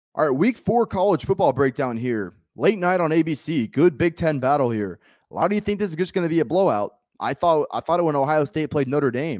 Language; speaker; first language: English; native; English